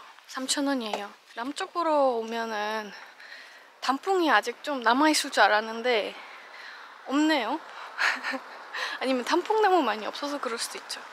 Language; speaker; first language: Korean; non-native, fluent; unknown